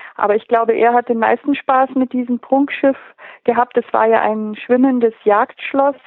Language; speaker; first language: German; native; German